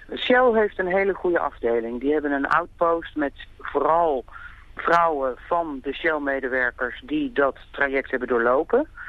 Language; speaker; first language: Dutch; native; Dutch